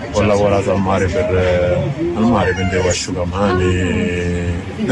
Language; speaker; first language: Italian; early bilingual, other home language; Arabic